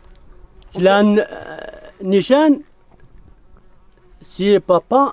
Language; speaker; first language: French; non-native, learner; Arabic